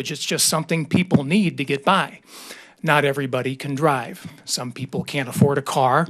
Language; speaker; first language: English; native; English